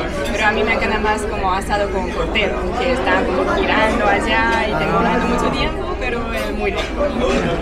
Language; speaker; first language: Spanish; non-native, fluent; Chinese